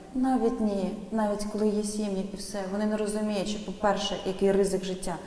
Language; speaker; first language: Ukrainian; native; Ukrainian